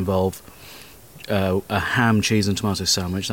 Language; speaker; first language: English; native; English